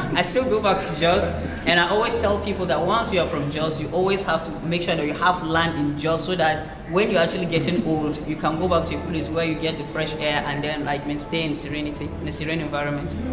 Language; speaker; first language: English; non-native, local second language; Hausa